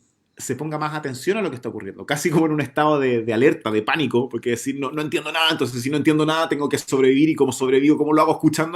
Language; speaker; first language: Spanish; native; Spanish